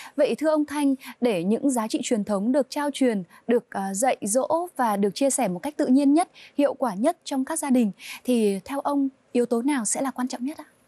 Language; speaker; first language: Vietnamese; native; Vietnamese